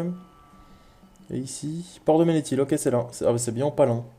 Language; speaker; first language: French; native; French